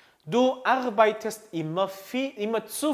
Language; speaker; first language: German; non-native, fluent; Korean